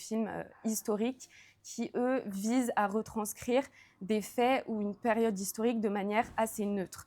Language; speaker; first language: French; native; French